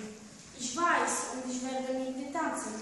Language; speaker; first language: German; non-native, learner; Polish